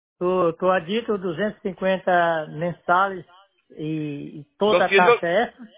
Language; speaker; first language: Spanish; non-native, learner; Portuguese